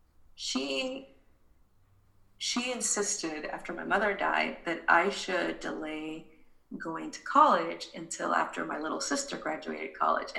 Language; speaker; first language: English; early bilingual, other home language; Spanish